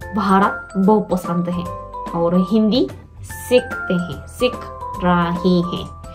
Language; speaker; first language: Hindi; non-native, learner; Korean